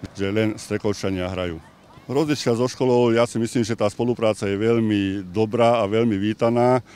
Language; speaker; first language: Slovak; non-native, local second language; Hungarian